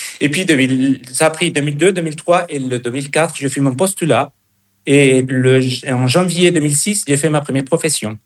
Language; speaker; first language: French; non-native, fluent; Spanish